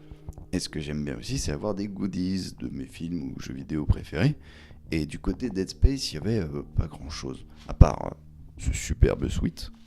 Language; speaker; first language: French; native; French